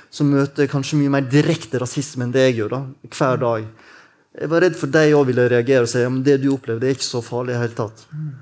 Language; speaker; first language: Norwegian; native; Norwegian